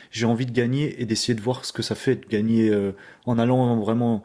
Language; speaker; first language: French; native; French